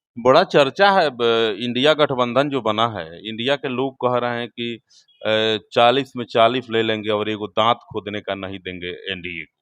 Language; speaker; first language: Hindi; native; Hindi